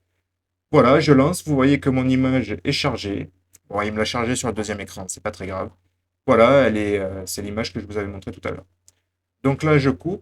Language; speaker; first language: French; native; French